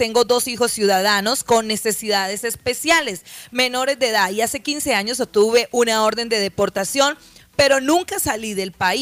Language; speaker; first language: Spanish; native; Spanish